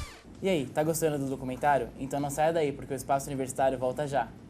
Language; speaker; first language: Portuguese; native; Portuguese